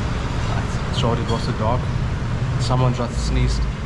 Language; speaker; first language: English; non-native, fluent; German